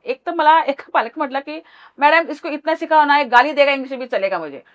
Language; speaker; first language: Hindi; non-native, local second language; Marathi